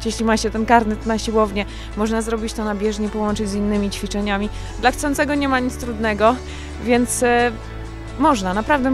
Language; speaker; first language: Polish; native; Polish